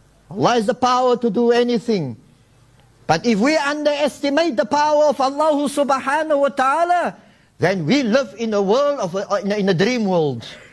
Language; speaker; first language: English; early bilingual, other home language; Afrikaans